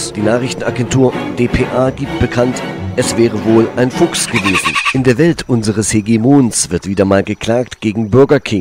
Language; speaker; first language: German; native; German